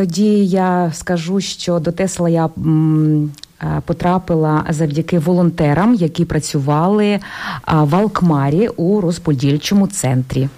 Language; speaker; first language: Ukrainian; native; Ukrainian